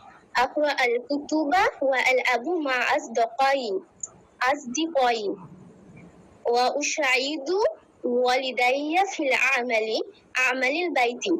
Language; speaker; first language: Arabic; non-native, learner; Bangla